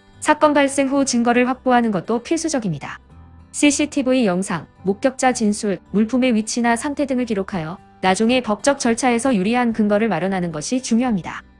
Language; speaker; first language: Korean; native; Korean